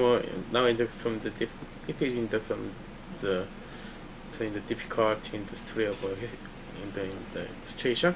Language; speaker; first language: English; non-native, learner; Korean